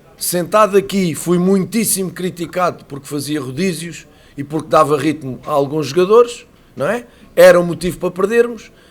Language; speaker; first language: Portuguese; native; Portuguese